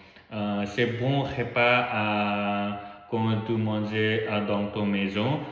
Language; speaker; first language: French; non-native, learner; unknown